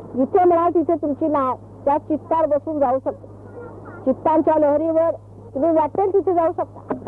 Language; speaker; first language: Marathi; native; Marathi